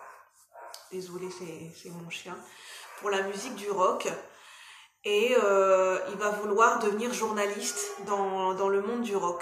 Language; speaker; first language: French; native; French